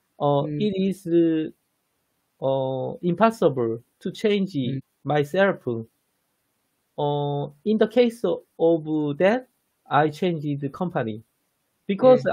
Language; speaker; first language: English; non-native, learner; Korean